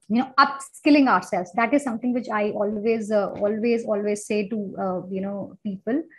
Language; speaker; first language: English; non-native, local second language; Hindi